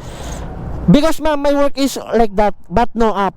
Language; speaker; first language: English; non-native, learner; Filipino